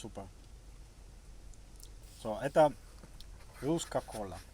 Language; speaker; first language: Russian; non-native, learner; Italian